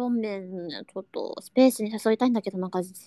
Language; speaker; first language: Japanese; non-native, learner; Indonesian